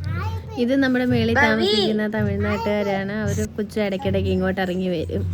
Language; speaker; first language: Malayalam; native; Malayalam